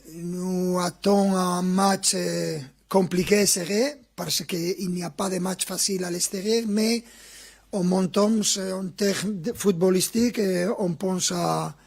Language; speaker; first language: French; non-native, fluent; Spanish